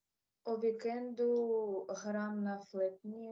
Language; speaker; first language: Czech; non-native, learner; Ukrainian